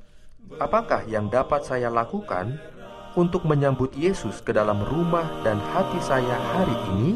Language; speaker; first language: Indonesian; native; Indonesian